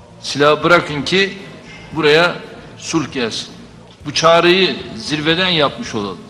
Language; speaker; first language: Turkish; native; Turkish